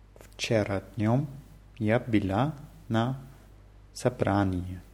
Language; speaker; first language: Russian; non-native, learner; German